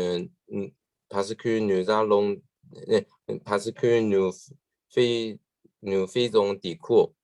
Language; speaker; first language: French; non-native, learner; Chinese